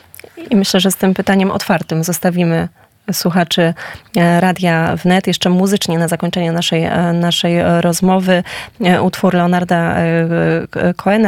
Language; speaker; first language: Polish; native; Polish